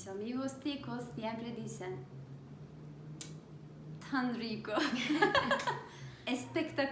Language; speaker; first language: Spanish; non-native, learner; Turkish